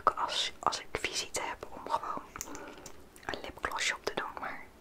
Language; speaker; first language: Dutch; native; Dutch